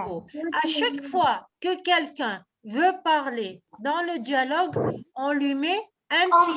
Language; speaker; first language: French; native; French